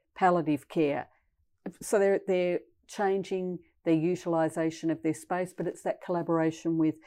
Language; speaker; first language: English; native; English